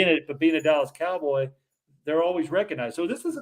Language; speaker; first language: English; native; English